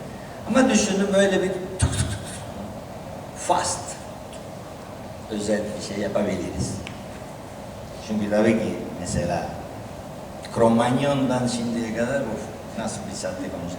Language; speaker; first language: Turkish; non-native, learner; Spanish